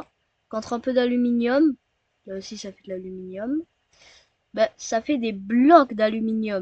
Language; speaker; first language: French; native; French